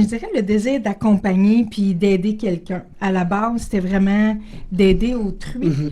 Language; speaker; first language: French; native; French